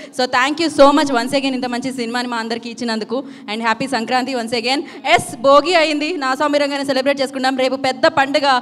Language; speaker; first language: Telugu; native; Telugu